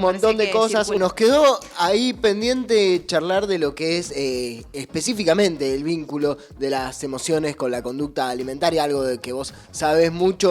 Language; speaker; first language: Spanish; native; Spanish